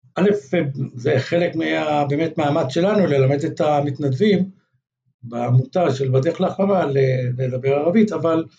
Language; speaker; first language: Hebrew; native; Hebrew